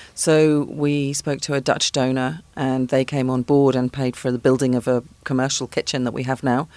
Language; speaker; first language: English; native; English